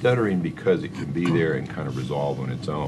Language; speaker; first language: English; native; English